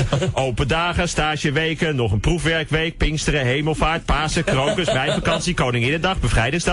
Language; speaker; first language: Dutch; native; Dutch